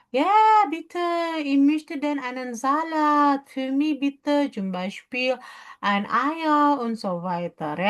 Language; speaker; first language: German; non-native, fluent; Indonesian